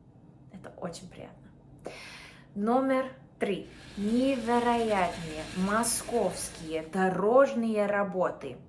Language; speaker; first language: Russian; non-native, fluent; English